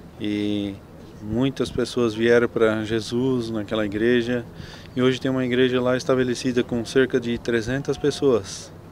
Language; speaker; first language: Portuguese; native; Portuguese